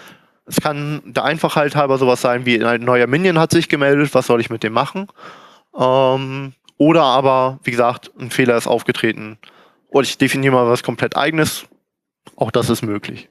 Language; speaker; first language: German; native; German